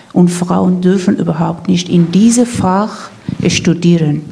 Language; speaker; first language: German; non-native, fluent; Persian